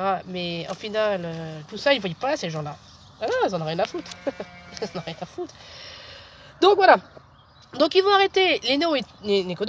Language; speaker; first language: French; native; French